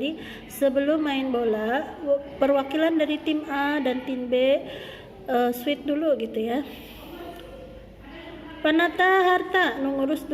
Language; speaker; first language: Indonesian; non-native, local second language; Sundanese